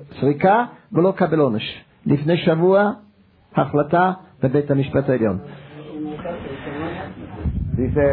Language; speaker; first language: Hebrew; non-native, fluent; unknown